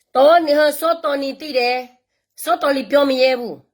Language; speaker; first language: Burmese; non-native, local second language; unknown